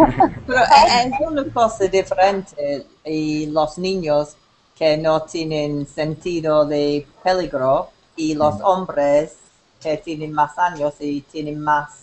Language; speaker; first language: Spanish; non-native, learner; English